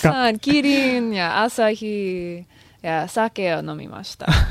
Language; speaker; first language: Japanese; non-native, learner; English